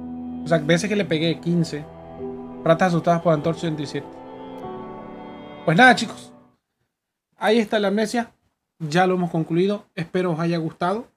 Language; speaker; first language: Spanish; native; Spanish